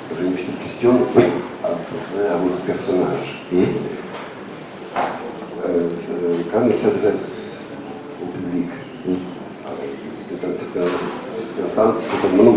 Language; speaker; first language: French; non-native, learner; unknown